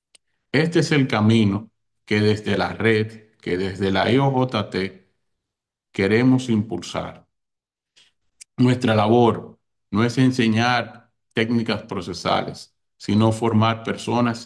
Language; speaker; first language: Spanish; native; Spanish